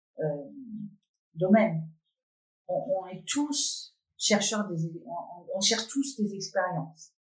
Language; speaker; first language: French; non-native, fluent; Danish